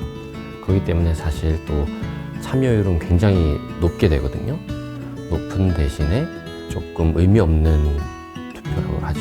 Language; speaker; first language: Korean; native; Korean